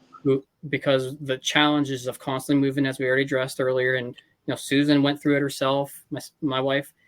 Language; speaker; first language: English; native; English